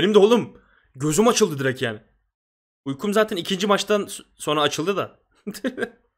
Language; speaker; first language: Turkish; native; Turkish